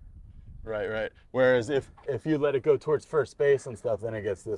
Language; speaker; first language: English; native; English